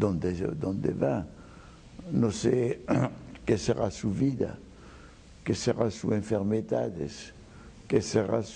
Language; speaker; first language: Spanish; non-native, fluent; French